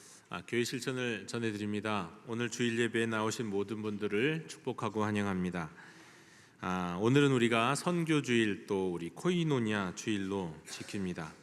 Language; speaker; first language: Korean; native; Korean